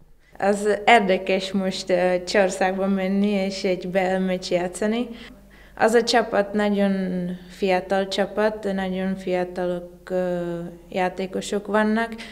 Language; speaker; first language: Hungarian; non-native, learner; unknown